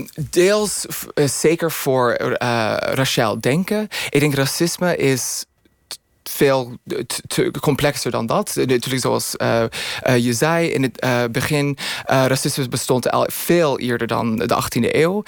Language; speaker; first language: Dutch; non-native, fluent; English